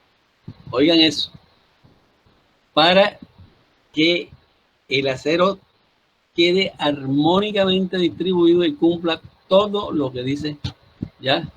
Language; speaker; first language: Spanish; native; Spanish